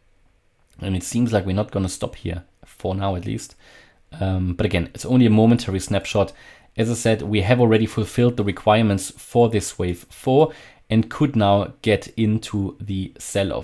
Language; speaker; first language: English; non-native, fluent; German